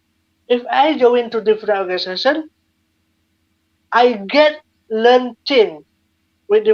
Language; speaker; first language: English; non-native, learner; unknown